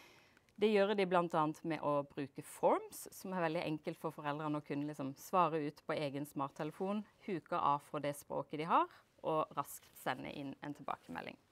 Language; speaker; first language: Norwegian; native; Norwegian